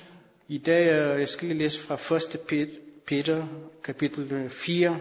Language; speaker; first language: Danish; non-native, fluent; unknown